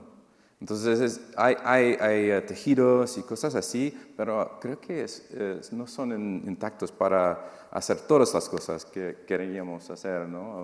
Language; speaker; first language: Spanish; non-native, fluent; English